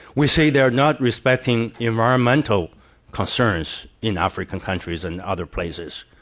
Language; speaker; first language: English; non-native, fluent; Chinese